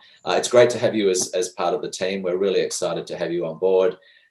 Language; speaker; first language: English; native; English